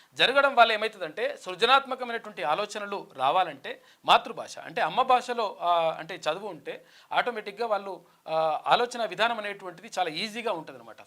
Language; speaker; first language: Telugu; native; Telugu